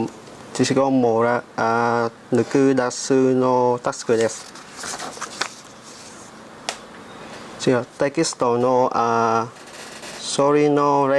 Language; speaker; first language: Japanese; non-native, learner; Vietnamese